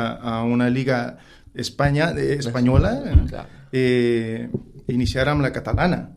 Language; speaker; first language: Catalan; non-native, local second language; Spanish